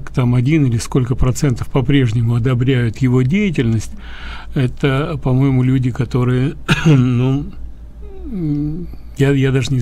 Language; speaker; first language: Russian; native; Russian